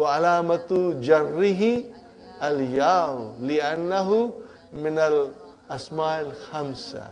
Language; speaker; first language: Arabic; non-native, fluent; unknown